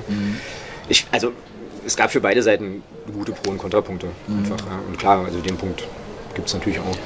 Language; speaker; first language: German; native; German